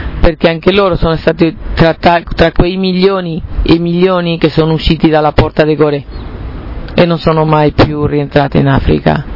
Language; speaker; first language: Italian; non-native, fluent; Spanish